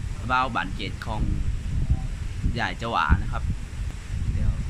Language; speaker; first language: Thai; non-native, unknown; Vietnamese